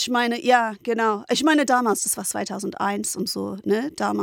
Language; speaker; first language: German; non-native, fluent; English